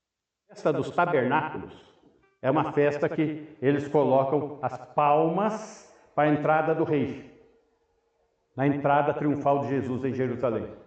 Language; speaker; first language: Portuguese; native; Portuguese